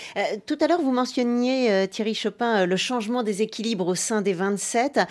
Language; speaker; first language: French; native; French